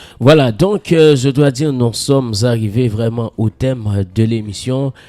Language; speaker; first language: French; non-native, local second language; Haitian Creole